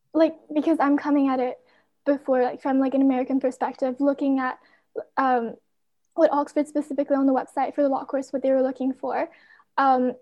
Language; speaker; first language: English; non-native, fluent; Chinese